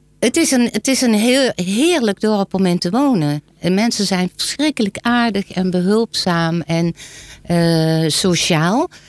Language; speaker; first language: Dutch; native; Dutch